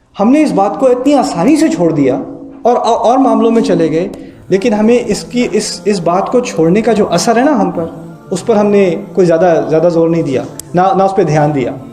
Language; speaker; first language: Urdu; native; Urdu